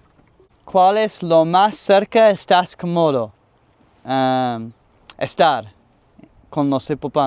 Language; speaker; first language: Spanish; non-native, learner; English